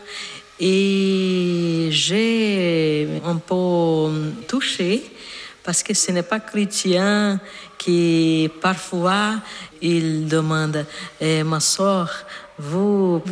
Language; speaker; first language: French; non-native, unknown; Portuguese